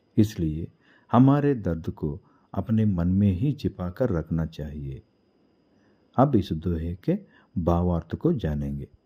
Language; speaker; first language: Hindi; non-native, local second language; Telugu